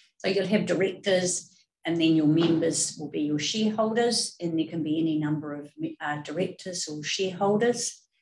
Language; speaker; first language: English; native; English